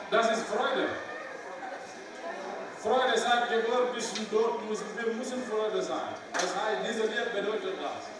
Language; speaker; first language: German; non-native, learner; Wolof